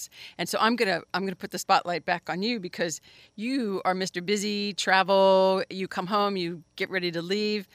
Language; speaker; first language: English; native; English